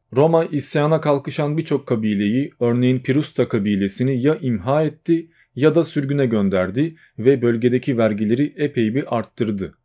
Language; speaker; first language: Turkish; native; Turkish